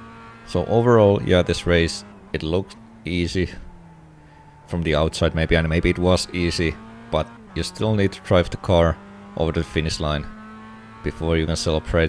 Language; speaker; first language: English; non-native, fluent; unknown